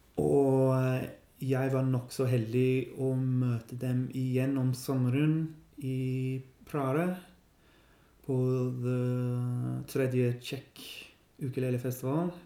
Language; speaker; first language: Norwegian; non-native, learner; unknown